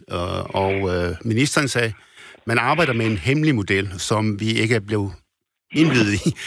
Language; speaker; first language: Danish; early bilingual, other home language; Arabic